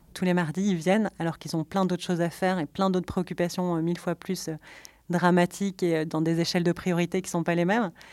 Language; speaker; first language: French; native; French